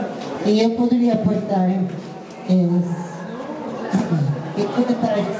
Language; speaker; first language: Spanish; non-native, fluent; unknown